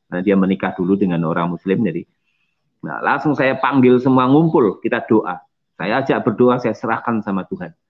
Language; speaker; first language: Indonesian; non-native, local second language; Javanese